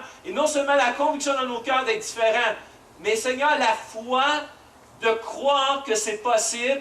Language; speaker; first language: French; native; French